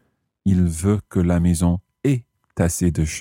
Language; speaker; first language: French; non-native, fluent; English